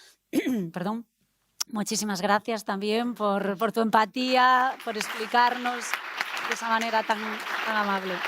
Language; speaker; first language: Spanish; native; Spanish